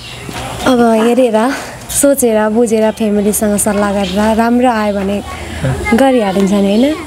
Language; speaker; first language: Nepali; native; Nepali